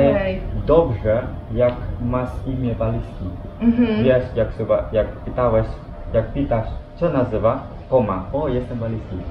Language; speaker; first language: Polish; non-native, learner; Balinese